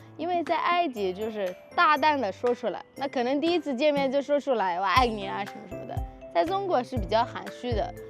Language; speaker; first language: Chinese; non-native, fluent; Arabic